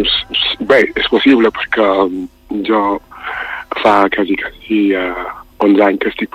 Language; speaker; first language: Catalan; non-native, fluent; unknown